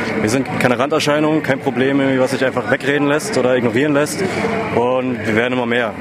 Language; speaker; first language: German; native; German